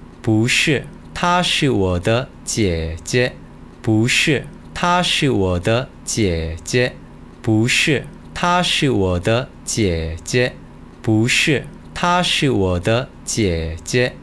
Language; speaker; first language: Chinese; non-native, fluent; Korean